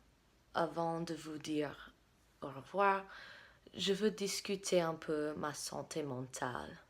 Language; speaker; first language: French; non-native, fluent; English